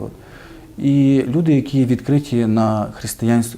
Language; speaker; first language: Ukrainian; native; Ukrainian